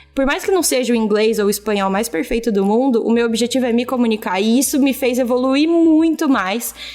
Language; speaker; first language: Portuguese; native; Portuguese